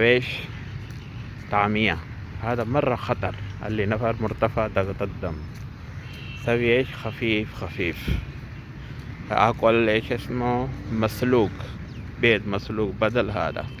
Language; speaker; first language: Arabic; non-native, learner; Urdu